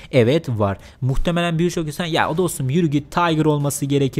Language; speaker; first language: Turkish; native; Turkish